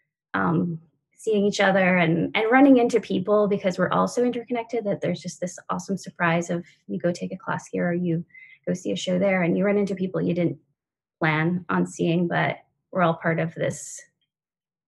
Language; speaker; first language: English; non-native, fluent; French